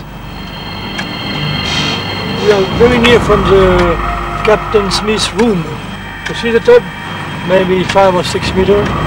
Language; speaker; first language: English; non-native, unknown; French